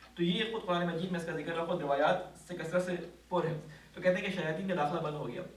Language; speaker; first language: Urdu; native; Urdu